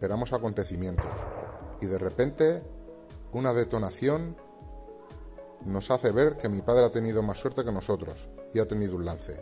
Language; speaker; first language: Spanish; native; Spanish